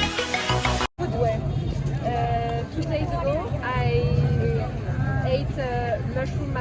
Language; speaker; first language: English; non-native, fluent; French